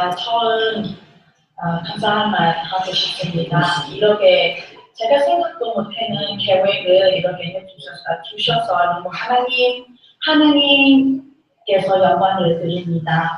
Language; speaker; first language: Korean; non-native, learner; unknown